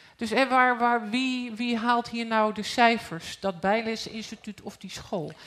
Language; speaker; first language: Dutch; native; Dutch